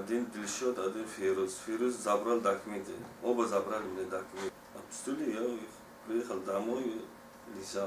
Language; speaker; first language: Russian; non-native, learner; Tajik